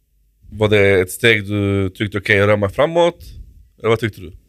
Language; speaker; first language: Swedish; native; Swedish